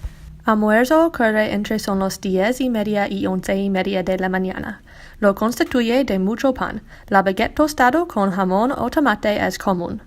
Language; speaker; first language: Spanish; non-native, learner; English